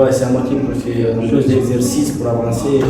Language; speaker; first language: French; non-native, learner; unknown